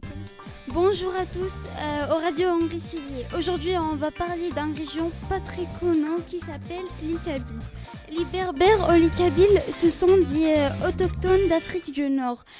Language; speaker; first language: French; non-native, learner; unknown